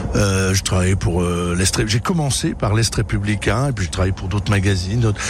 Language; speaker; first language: French; native; French